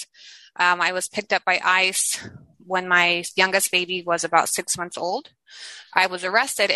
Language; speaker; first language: English; early bilingual, other home language; Spanish